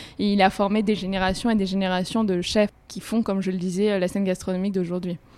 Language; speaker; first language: French; native; French